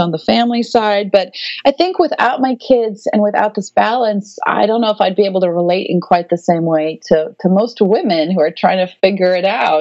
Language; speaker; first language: English; native; English